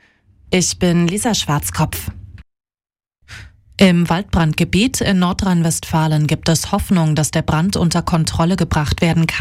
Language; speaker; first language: German; native; German